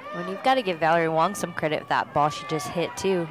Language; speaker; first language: English; native; English